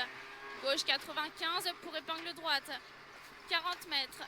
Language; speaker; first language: French; native; French